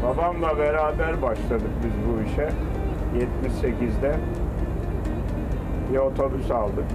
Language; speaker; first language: Turkish; native; Turkish